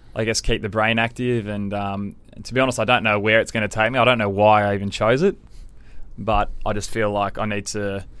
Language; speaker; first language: English; native; English